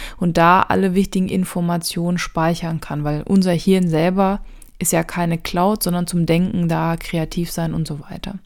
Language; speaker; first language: German; native; German